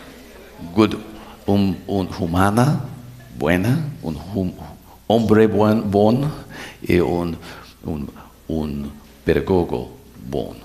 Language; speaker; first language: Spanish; non-native, learner; English